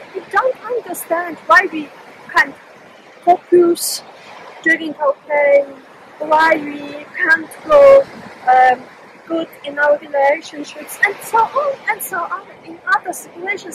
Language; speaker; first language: English; non-native, fluent; Polish